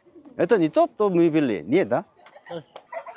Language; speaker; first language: Russian; non-native, learner; Korean